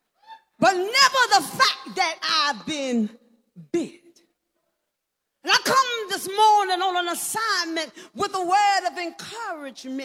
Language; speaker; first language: English; native; English